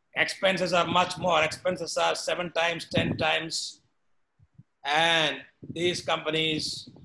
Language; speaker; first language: English; non-native, local second language; Malayalam